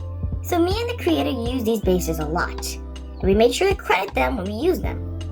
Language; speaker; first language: English; native; English